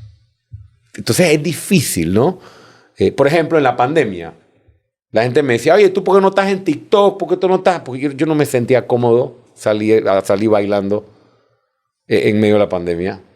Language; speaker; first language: Spanish; native; Spanish